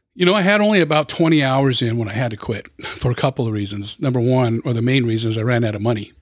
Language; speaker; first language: English; native; English